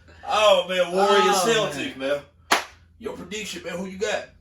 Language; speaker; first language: English; native; English